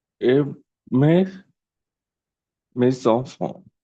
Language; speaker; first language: French; non-native, learner; Telugu